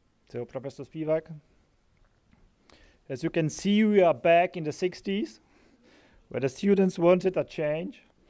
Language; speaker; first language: English; non-native, fluent; Polish